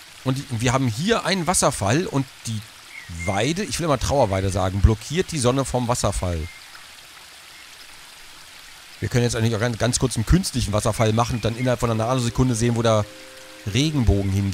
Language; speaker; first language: German; native; German